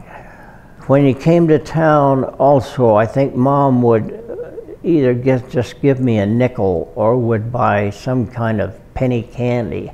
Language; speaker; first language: English; native; English